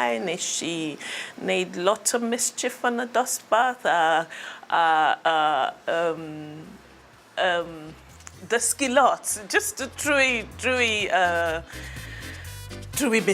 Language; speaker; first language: Welsh; non-native, learner; English